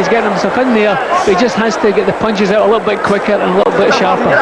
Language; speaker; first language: English; native; English